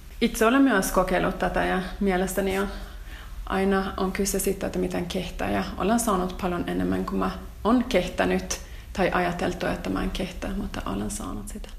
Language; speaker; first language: Finnish; non-native, fluent; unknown